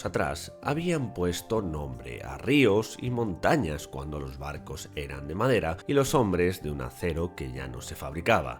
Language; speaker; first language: Spanish; native; Spanish